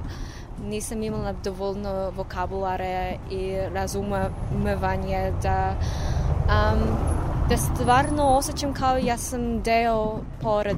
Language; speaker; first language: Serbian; non-native, learner; English